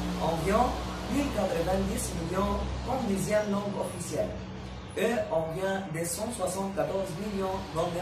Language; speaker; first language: French; non-native, local second language; Arabic